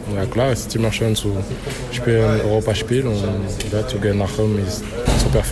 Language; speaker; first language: German; non-native, fluent; French